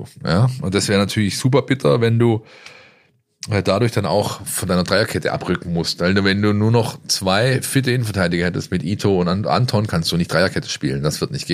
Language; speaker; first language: German; native; German